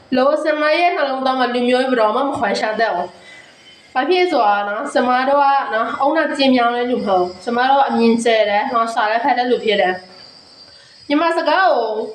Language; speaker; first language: Burmese; non-native, local second language; Mon